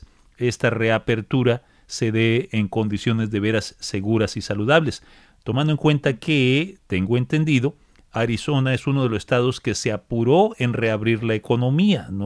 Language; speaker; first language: Spanish; native; Spanish